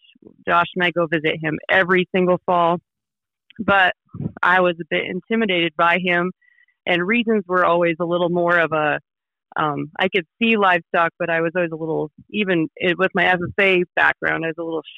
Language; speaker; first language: English; native; English